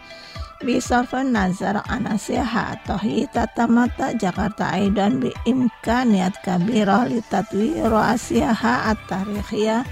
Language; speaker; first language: Arabic; non-native, fluent; Indonesian